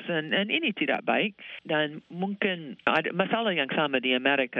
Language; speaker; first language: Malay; non-native, fluent; English